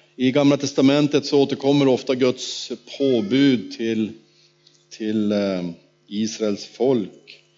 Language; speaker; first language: Swedish; native; Swedish